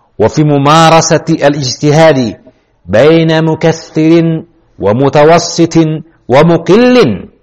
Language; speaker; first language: Arabic; non-native, fluent; Indonesian